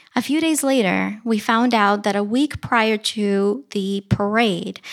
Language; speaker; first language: English; early bilingual, other home language; Russian